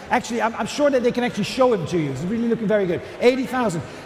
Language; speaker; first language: English; native; English